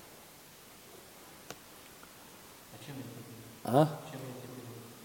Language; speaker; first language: Russian; native; Russian